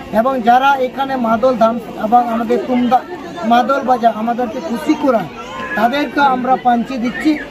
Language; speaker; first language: Bangla; non-native, local second language; Santali